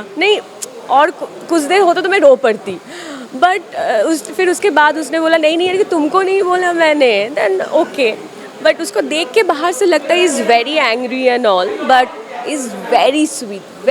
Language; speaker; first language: Hindi; non-native, local second language; Bangla